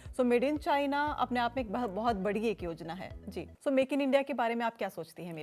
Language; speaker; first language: Hindi; native; Hindi